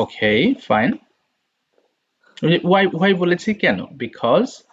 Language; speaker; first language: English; non-native, fluent; Bangla